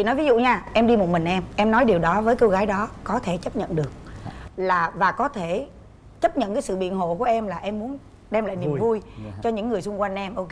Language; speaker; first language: Vietnamese; native; Vietnamese